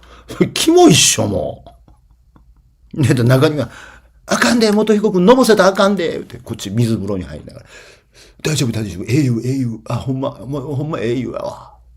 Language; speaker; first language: Japanese; native; Japanese